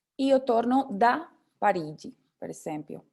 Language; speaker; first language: Italian; non-native, fluent; Spanish